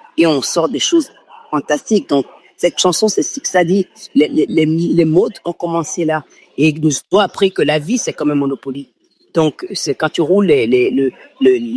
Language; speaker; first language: French; non-native, local second language; Fon